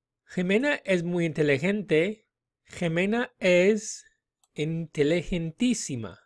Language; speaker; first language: Spanish; non-native, fluent; English